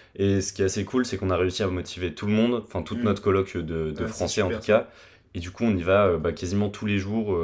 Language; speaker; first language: French; native; French